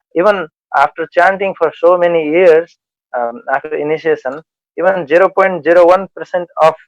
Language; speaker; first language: English; non-native, local second language; Nepali